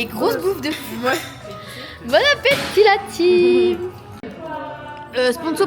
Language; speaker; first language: French; native; French